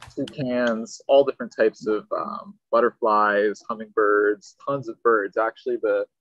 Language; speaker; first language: English; native; English